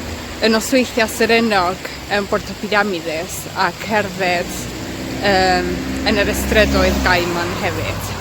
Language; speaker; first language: Welsh; non-native, fluent; Spanish